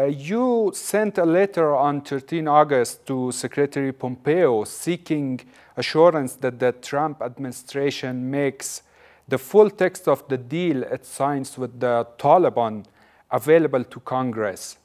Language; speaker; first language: English; non-native, fluent; Persian